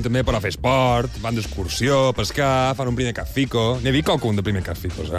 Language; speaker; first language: Catalan; native; Catalan